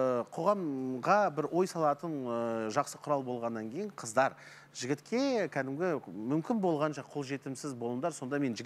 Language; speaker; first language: Kazakh; native; Kazakh